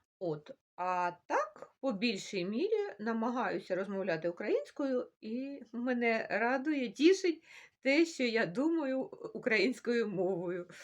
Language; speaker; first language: Ukrainian; non-native, local second language; Russian